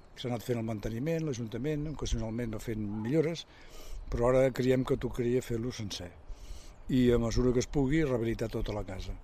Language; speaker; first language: Catalan; native; Catalan